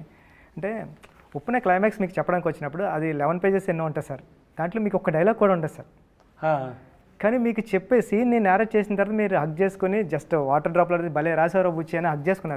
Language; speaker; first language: Telugu; native; Telugu